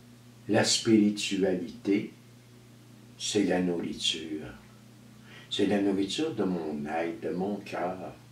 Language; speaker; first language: French; native; French